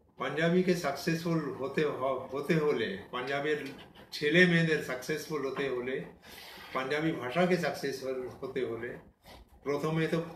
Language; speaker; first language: Bangla; non-native, local second language; Punjabi